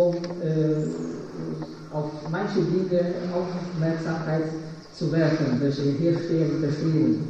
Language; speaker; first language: German; non-native, fluent; Polish